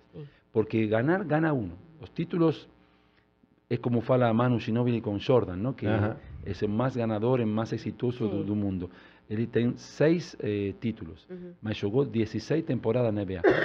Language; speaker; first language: Portuguese; non-native, learner; Spanish